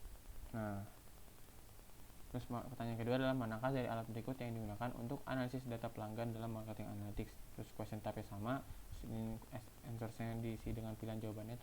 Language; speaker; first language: Indonesian; native; Indonesian